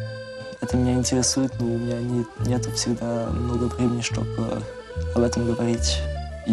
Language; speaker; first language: Russian; early bilingual, heritage; Russian